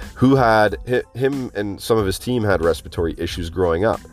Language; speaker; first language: English; native; English